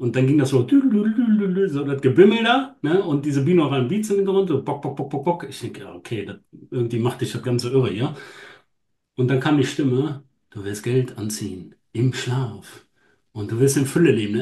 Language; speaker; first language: German; native; German